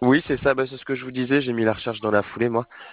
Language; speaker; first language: French; native; French